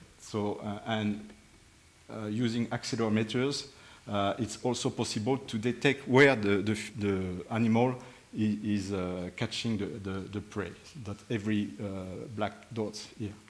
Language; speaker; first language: English; non-native, fluent; French